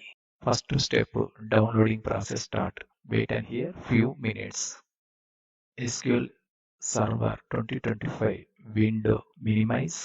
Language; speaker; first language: English; non-native, learner; Telugu